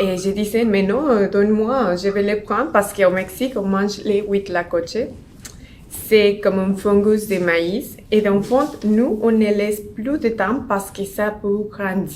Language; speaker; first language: French; non-native, learner; Spanish